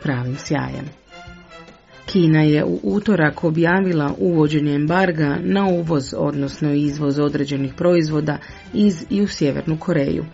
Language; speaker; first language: Croatian; native; Croatian